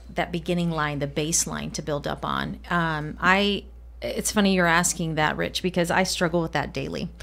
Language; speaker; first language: English; non-native, fluent; Spanish